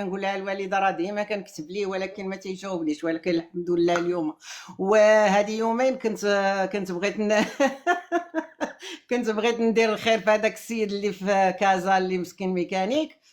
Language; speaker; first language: Arabic; native; Arabic